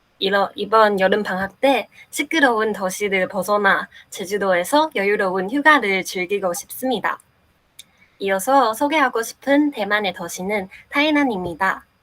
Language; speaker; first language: Korean; non-native, fluent; Chinese